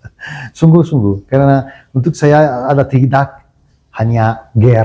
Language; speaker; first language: Indonesian; non-native, learner; Italian